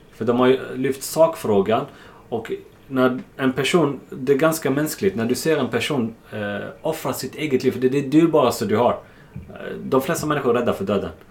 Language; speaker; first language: Swedish; non-native, fluent; Arabic